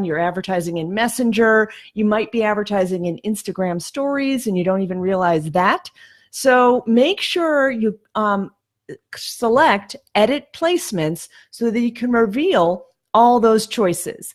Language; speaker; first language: English; native; English